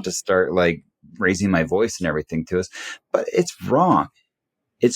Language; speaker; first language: English; native; English